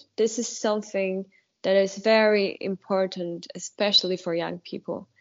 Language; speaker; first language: English; non-native, fluent; Polish